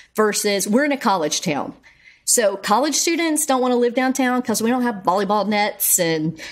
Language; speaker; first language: English; native; English